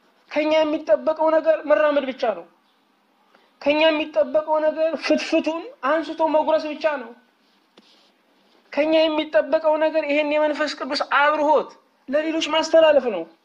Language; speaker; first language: Amharic; native; Amharic